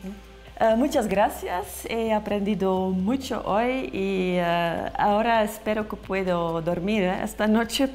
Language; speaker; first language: Spanish; non-native, learner; Dutch